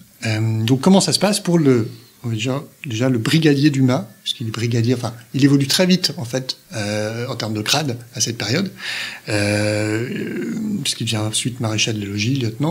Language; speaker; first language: French; native; French